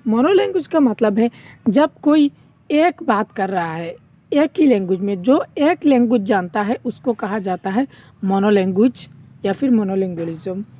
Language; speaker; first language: Hindi; non-native, local second language; Bangla